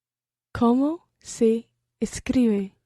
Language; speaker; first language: Spanish; non-native, learner; English